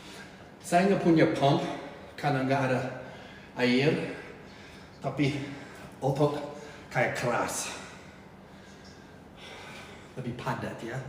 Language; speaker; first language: Indonesian; non-native, fluent; English